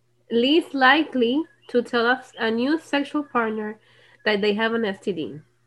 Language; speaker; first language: English; non-native, local second language; Spanish